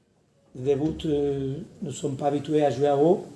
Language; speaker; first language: French; non-native, learner; Portuguese